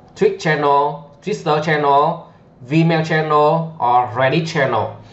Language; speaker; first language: English; non-native, learner; Vietnamese